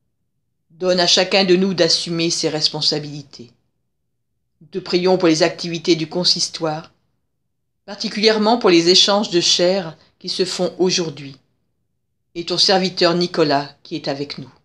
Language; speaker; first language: French; native; French